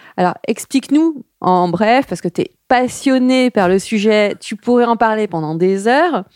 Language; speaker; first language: French; native; French